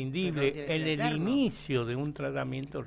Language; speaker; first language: Spanish; native; Spanish